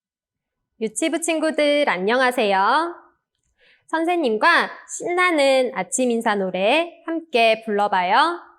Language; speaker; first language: Korean; native; Korean